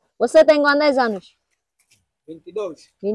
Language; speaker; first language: Portuguese; non-native, learner; Vietnamese